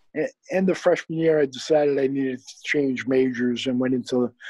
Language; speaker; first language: English; native; English